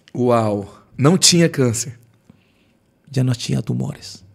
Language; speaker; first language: Portuguese; non-native, learner; Spanish